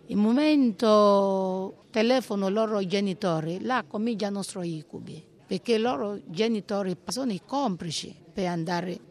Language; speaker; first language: Italian; non-native, learner; English